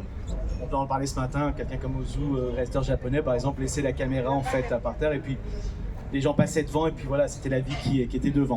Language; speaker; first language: French; native; French